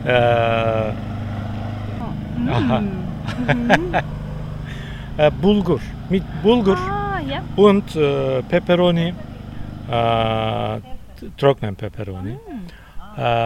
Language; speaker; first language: German; non-native, learner; Turkish